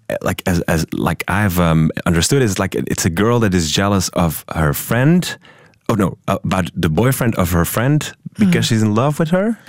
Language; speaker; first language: English; non-native, fluent; Dutch